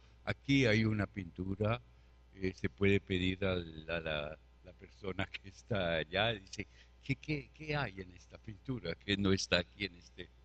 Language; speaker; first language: Spanish; non-native, fluent; French